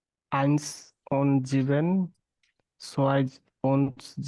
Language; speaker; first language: German; non-native, learner; Bangla